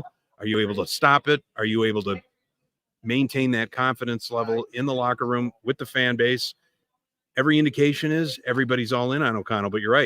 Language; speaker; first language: English; native; English